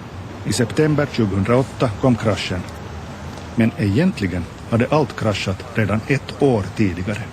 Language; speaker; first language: Swedish; native; Swedish